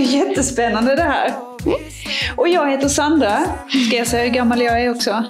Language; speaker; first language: Swedish; native; Swedish